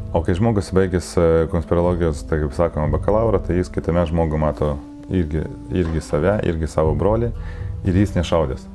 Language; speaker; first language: Lithuanian; non-native, local second language; Polish